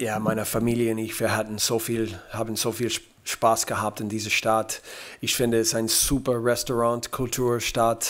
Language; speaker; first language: German; non-native, fluent; English